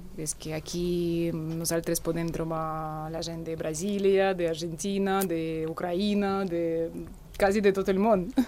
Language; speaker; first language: Catalan; non-native, fluent; Russian